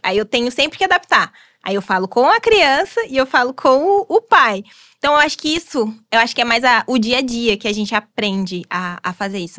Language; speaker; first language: Portuguese; native; Portuguese